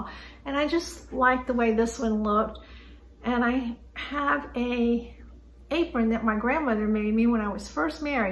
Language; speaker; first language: English; native; English